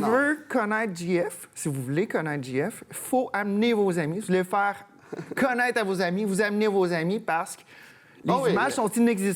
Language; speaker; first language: French; native; French